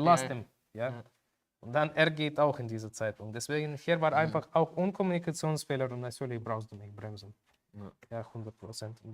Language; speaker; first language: German; non-native, learner; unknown